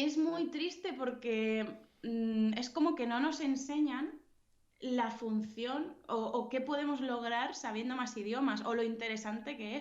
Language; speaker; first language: Spanish; native; Spanish